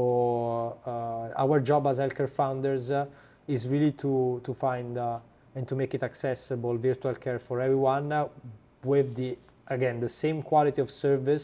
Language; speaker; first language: English; non-native, fluent; Italian